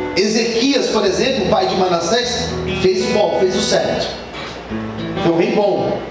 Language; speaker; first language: Portuguese; native; Portuguese